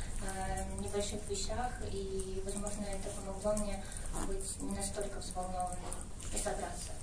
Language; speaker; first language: Russian; native; Russian